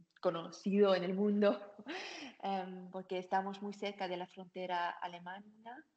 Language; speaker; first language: Spanish; non-native, learner; German